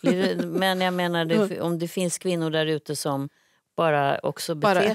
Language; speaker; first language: Swedish; native; Swedish